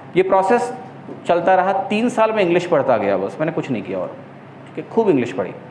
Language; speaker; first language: Hindi; native; Hindi